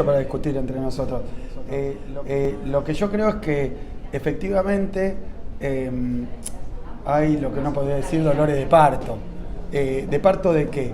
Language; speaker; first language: Spanish; native; Spanish